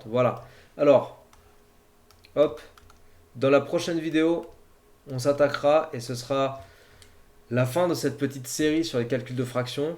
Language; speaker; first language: French; native; French